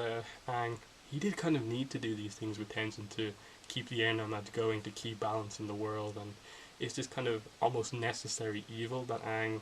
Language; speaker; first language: English; native; English